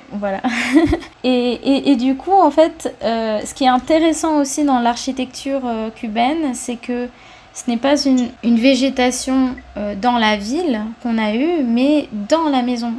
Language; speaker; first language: French; early bilingual, other home language; Spanish